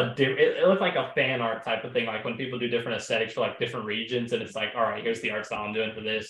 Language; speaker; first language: English; native; English